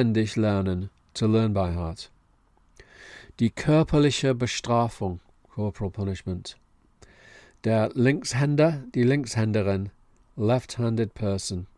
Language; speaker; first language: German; non-native, fluent; English